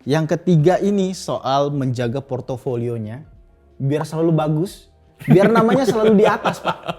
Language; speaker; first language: Indonesian; native; Indonesian